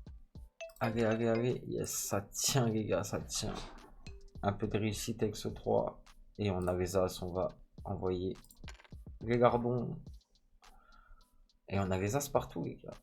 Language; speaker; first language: French; native; French